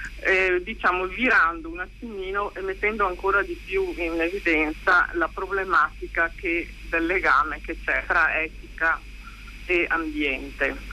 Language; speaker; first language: Italian; native; Italian